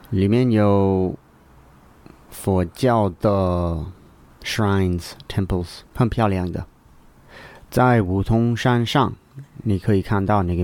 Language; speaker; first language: Chinese; non-native, learner; English